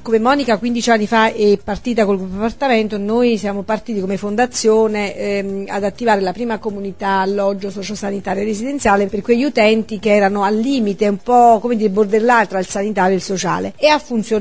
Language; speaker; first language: Italian; native; Italian